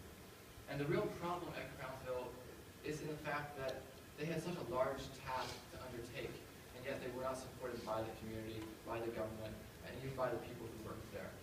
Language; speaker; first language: English; native; English